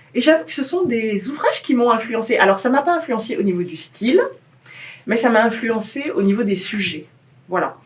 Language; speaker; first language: French; native; French